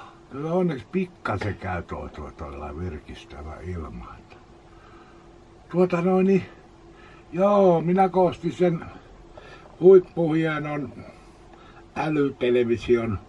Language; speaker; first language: Finnish; native; Finnish